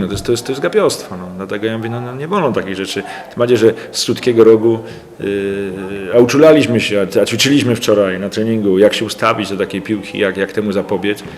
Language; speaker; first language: Polish; native; Polish